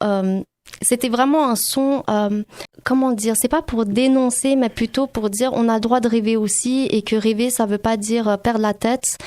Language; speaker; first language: French; native; French